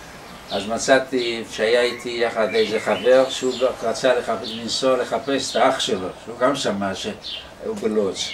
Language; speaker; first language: Hebrew; non-native, fluent; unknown